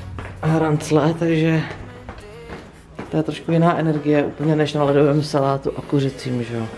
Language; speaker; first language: Czech; native; Czech